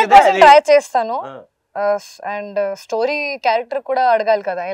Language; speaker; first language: Telugu; non-native, local second language; Hindi